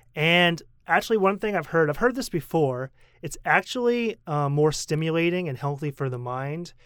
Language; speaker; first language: English; native; English